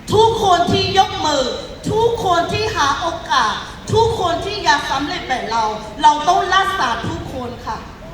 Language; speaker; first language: Thai; non-native, fluent; Burmese